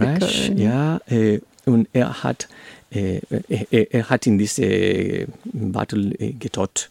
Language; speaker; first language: German; non-native, learner; Spanish